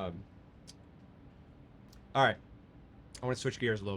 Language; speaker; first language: English; native; English